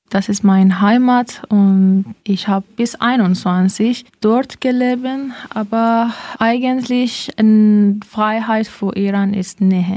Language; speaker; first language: German; non-native, learner; Persian